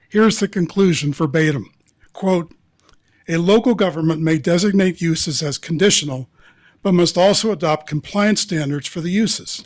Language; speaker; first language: English; native; English